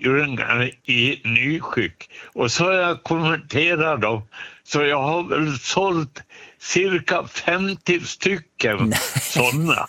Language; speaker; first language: Swedish; native; Swedish